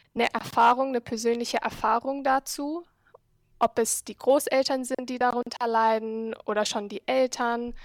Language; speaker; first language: German; non-native, fluent; Arabic